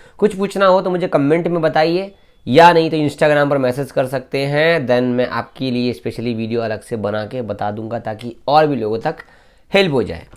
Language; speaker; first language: Hindi; native; Hindi